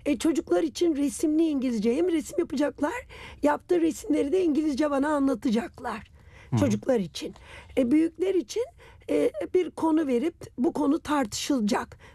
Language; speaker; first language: Turkish; non-native, fluent; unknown